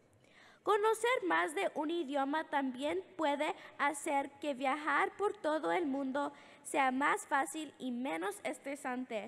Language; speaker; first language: Spanish; early bilingual, heritage; English